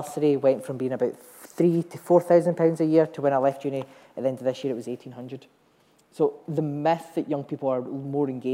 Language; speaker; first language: English; native; English